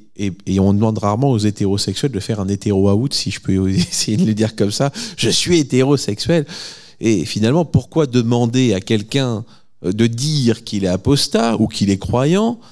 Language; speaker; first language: French; native; French